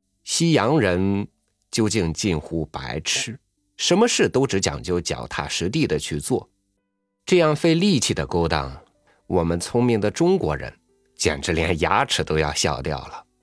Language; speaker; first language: Chinese; native; Chinese